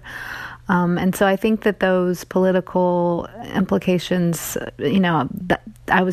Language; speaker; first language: English; native; English